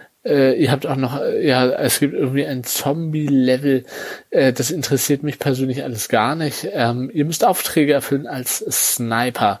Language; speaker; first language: German; native; German